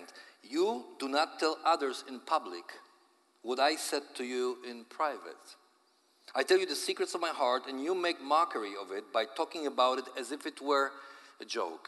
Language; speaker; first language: English; non-native, fluent; Polish